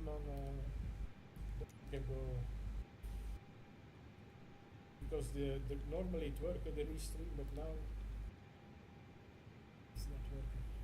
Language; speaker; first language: English; non-native, learner; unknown